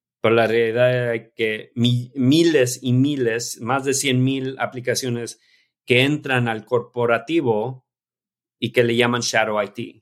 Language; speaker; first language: Spanish; early bilingual, heritage; Spanish